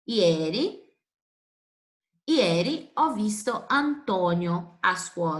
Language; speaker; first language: Italian; non-native, fluent; Portuguese